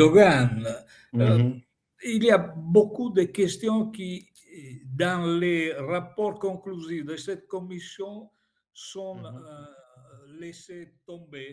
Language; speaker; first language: French; non-native, fluent; Italian